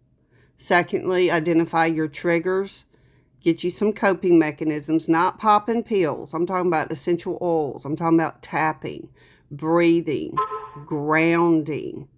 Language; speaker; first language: English; native; English